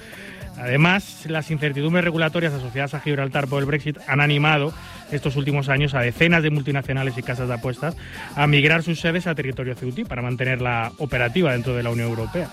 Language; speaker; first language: Spanish; native; Spanish